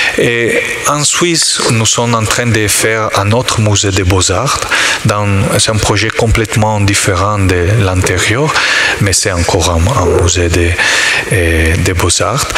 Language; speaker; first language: French; non-native, learner; Italian